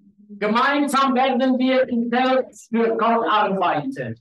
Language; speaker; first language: German; non-native, learner; Afrikaans